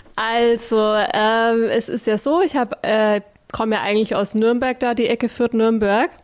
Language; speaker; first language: German; native; German